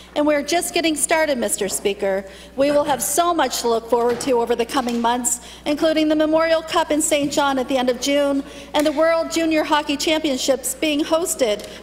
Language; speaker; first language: English; native; English